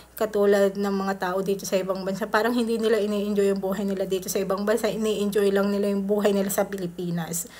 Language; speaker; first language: Filipino; native; Filipino